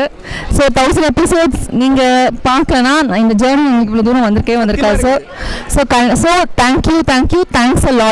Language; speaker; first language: Tamil; non-native, fluent; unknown